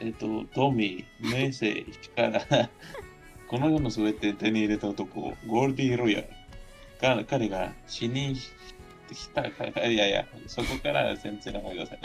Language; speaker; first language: Japanese; non-native, fluent; Spanish